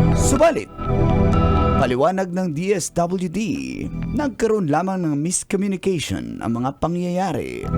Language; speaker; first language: Filipino; non-native, local second language; Cebuano